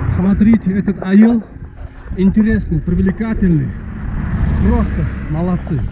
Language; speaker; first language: Russian; non-native, local second language; Uzbek